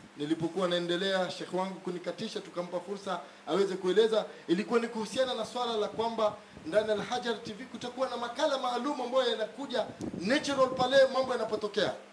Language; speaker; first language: Swahili; native; Swahili